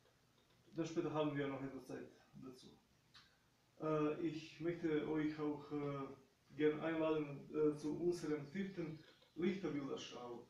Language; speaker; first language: German; non-native, fluent; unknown